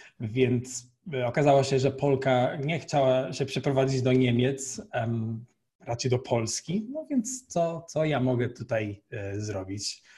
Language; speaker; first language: Polish; non-native, fluent; Portuguese